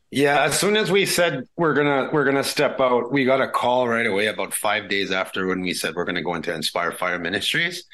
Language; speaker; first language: English; non-native, fluent; Cree